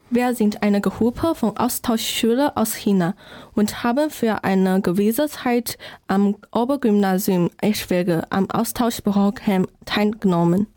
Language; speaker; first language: German; non-native, learner; Chinese